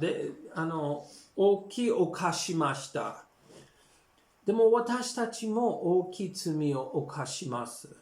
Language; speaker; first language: Japanese; non-native, learner; English